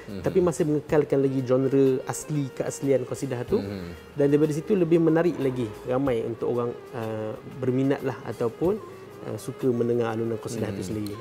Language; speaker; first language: Malay; native; Malay